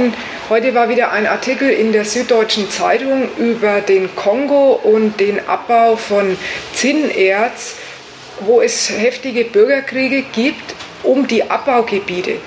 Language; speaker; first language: German; native; German